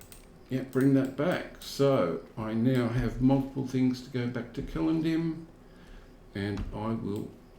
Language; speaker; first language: English; native; English